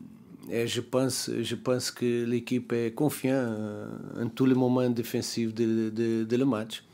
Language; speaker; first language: French; non-native, learner; Portuguese